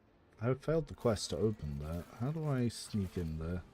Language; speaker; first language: English; native; English